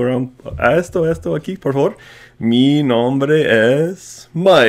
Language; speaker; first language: Spanish; non-native, fluent; English